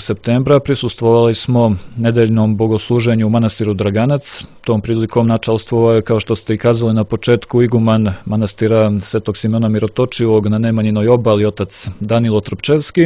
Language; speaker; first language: Croatian; native; Croatian